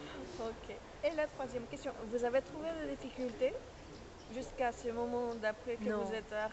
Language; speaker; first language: French; non-native, fluent; Spanish